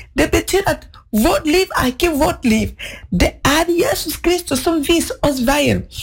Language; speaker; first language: Norwegian; non-native, fluent; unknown